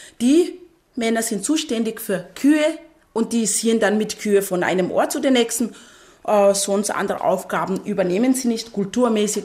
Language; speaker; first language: German; non-native, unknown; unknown